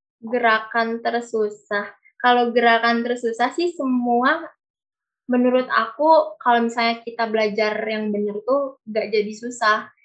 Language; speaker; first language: Indonesian; native; Indonesian